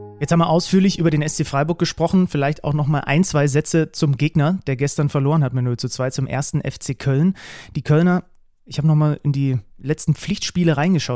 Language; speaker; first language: German; native; German